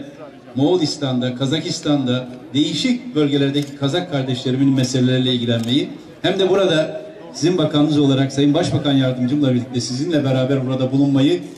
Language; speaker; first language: Turkish; native; Turkish